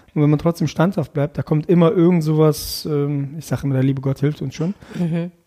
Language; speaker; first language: German; early bilingual, other home language; Russian